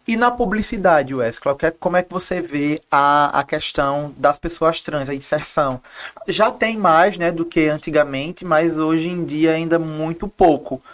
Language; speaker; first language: Portuguese; native; Portuguese